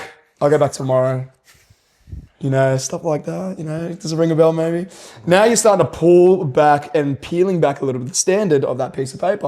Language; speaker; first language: English; native; English